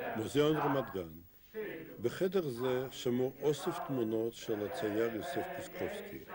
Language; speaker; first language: Hebrew; non-native, fluent; Russian